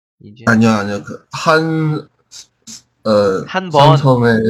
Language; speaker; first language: Korean; non-native, learner; Chinese